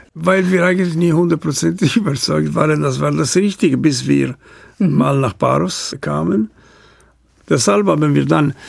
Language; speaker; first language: German; non-native, local second language; Italian